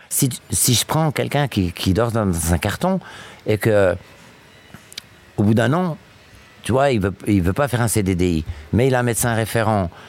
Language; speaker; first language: French; native; French